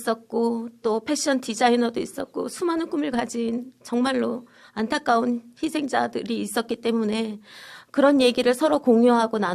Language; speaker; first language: Korean; native; Korean